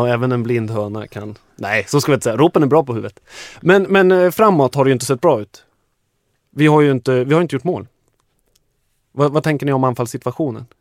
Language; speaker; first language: Swedish; native; Swedish